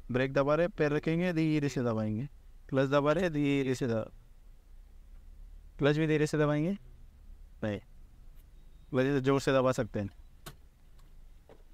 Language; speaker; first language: Hindi; non-native, local second language; Marathi